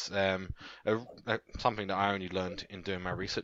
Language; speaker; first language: English; native; English